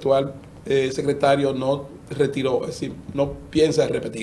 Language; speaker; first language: Spanish; native; Spanish